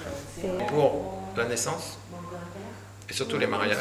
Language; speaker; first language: French; native; French